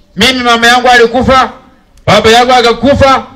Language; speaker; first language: Swahili; non-native, local second language; Luyia